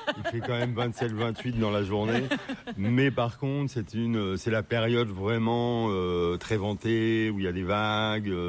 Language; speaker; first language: French; native; French